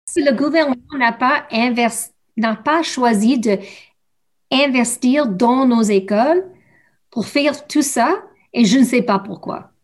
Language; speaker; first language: French; non-native, learner; English